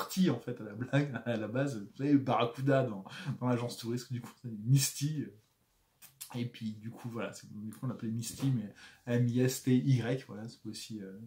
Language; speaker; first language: French; native; French